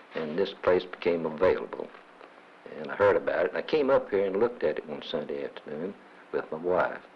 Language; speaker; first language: English; native; English